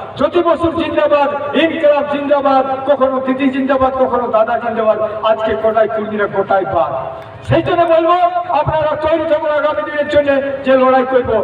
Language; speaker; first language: Bangla; non-native, local second language; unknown